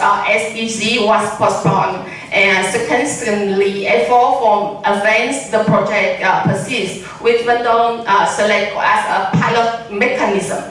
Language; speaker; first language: English; non-native, learner; Vietnamese